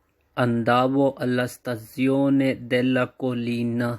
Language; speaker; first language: Italian; non-native, fluent; Urdu